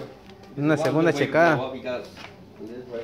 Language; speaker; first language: Spanish; native; Spanish